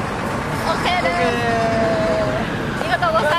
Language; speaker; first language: Japanese; non-native, learner; Thai